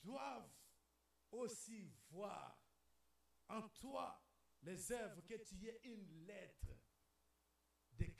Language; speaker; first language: French; non-native, local second language; Lingala